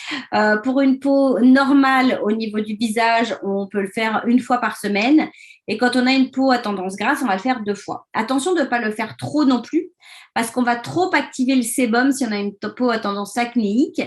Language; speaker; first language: French; native; French